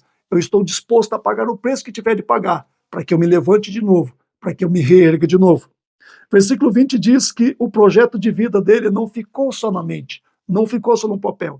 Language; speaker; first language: Portuguese; native; Portuguese